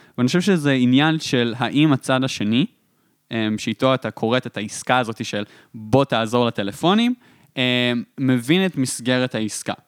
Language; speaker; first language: Hebrew; native; Hebrew